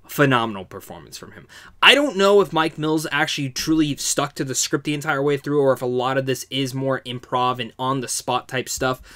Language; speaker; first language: English; native; English